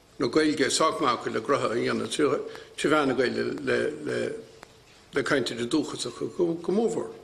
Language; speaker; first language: Irish; native; Irish